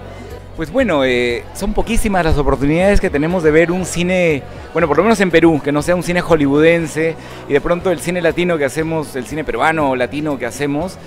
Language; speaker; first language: Spanish; native; Spanish